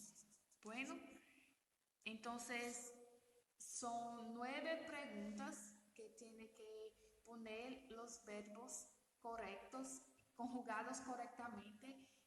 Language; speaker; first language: Spanish; non-native, learner; Portuguese